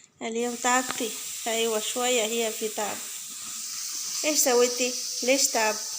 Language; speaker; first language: Arabic; non-native, learner; Bangla